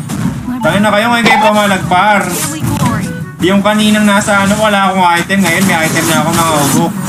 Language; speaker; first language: Filipino; native; Filipino